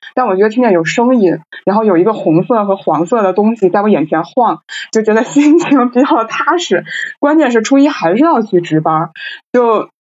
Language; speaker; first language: Chinese; native; Chinese